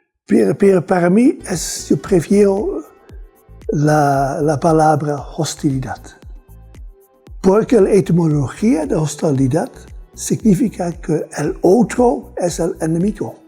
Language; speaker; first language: Spanish; non-native, fluent; Dutch